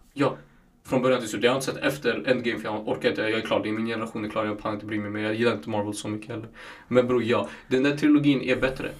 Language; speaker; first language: Swedish; native; Swedish